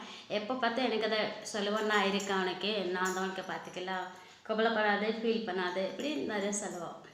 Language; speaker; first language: Tamil; non-native, local second language; Odia